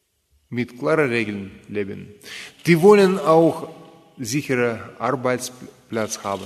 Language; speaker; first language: German; non-native, fluent; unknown